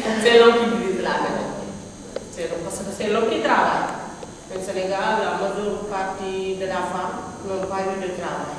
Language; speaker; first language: French; non-native, learner; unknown